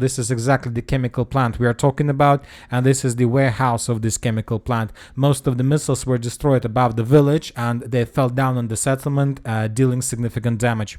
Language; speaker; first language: English; non-native, fluent; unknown